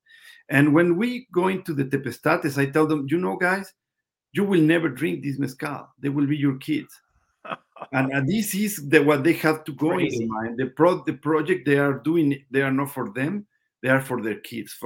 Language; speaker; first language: English; non-native, learner; Spanish